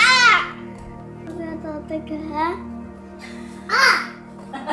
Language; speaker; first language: Korean; early bilingual, other home language; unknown